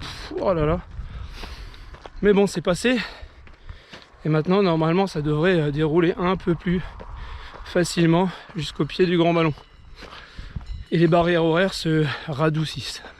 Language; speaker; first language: French; native; French